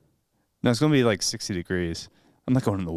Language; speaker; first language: English; native; English